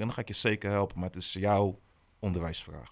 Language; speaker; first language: Dutch; native; Dutch